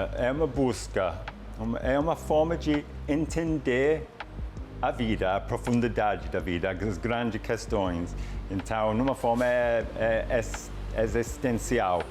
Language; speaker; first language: Portuguese; non-native, fluent; English